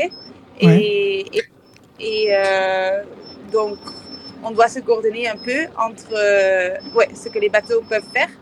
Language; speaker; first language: French; non-native, fluent; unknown